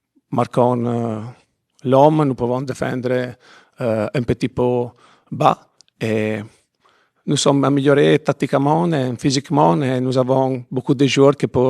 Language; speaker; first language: French; non-native, fluent; Italian